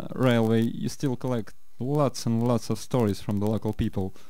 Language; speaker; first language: English; non-native, fluent; Russian